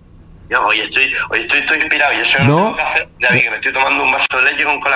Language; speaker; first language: Spanish; native; Spanish